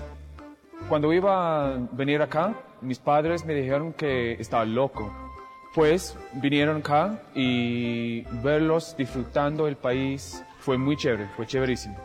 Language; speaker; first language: Spanish; non-native, fluent; English